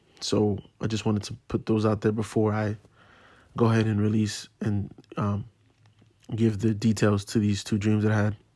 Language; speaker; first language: English; native; English